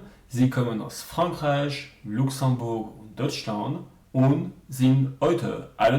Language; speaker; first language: German; non-native, fluent; French